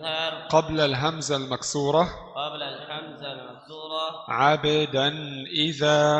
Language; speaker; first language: Arabic; non-native, fluent; Indonesian